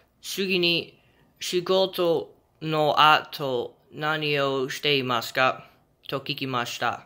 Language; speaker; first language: Japanese; non-native, learner; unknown